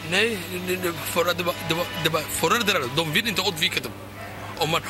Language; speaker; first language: Swedish; non-native, learner; Somali